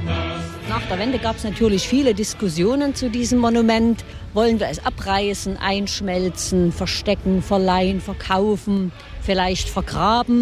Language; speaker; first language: German; native; German